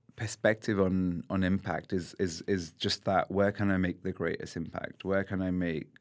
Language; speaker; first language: English; native; English